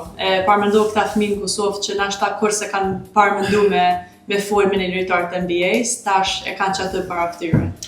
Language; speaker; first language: Albanian; early bilingual, heritage; Albanian